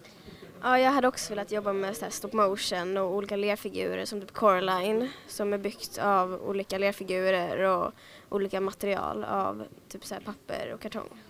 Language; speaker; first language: Swedish; native; Swedish